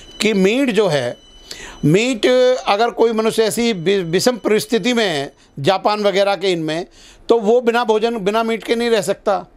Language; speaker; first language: Hindi; native; Hindi